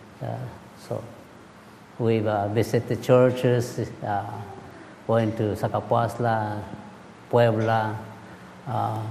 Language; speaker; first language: English; non-native, learner; Spanish